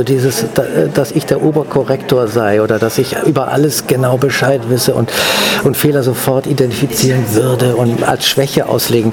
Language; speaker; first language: German; native; German